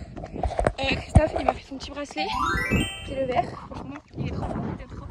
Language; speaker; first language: French; native; French